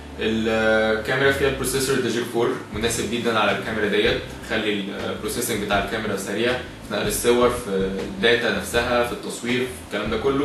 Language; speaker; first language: Arabic; native; Arabic